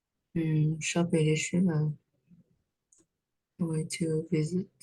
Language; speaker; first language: English; non-native, learner; Vietnamese